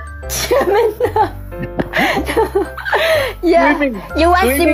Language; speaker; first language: English; non-native, learner; Vietnamese